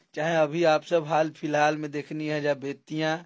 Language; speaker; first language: Hindi; native; Hindi